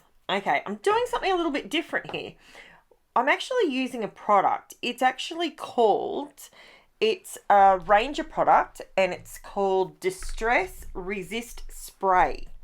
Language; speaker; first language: English; native; English